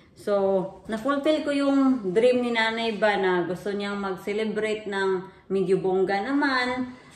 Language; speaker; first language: Filipino; non-native, local second language; Cebuano